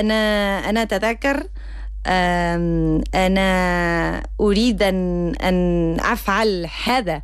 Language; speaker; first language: Arabic; non-native, learner; Spanish